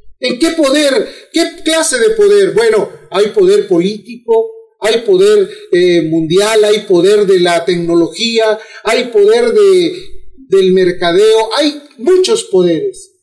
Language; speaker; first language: Spanish; native; Spanish